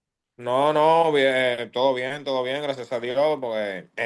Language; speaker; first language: Spanish; native; Spanish